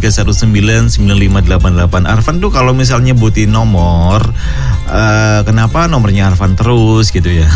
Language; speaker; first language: Indonesian; non-native, local second language; Javanese